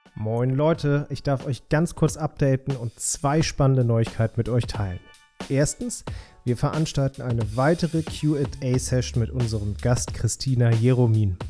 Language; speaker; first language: German; native; German